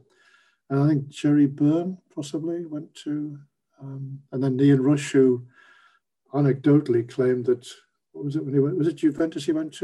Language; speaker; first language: English; native; English